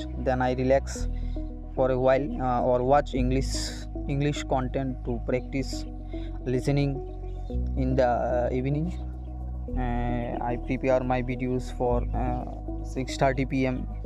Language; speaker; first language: English; non-native, learner; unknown